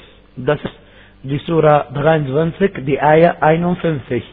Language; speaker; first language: German; non-native, fluent; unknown